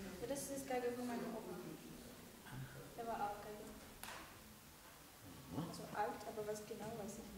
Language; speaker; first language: German; non-native, learner; Armenian